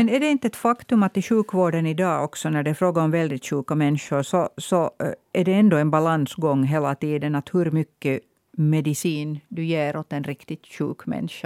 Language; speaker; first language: Swedish; native; Swedish